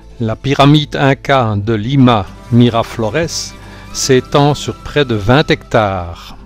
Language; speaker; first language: French; native; French